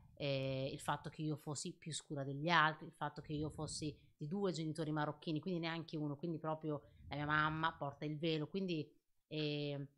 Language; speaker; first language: Italian; early bilingual, other home language; Arabic